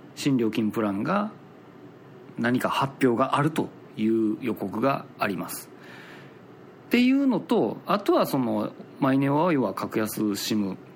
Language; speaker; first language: Japanese; native; Japanese